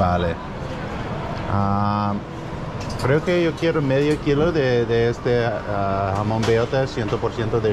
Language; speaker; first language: Spanish; non-native, learner; English